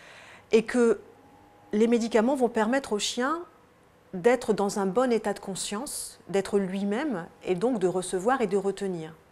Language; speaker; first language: French; native; French